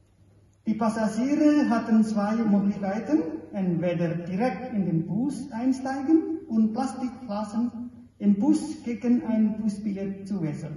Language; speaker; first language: German; non-native, fluent; Indonesian